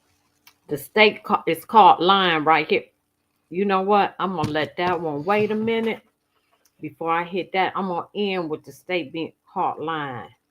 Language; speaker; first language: English; native; English